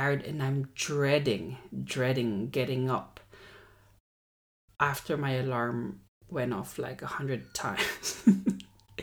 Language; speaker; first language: English; non-native, local second language; Pampanga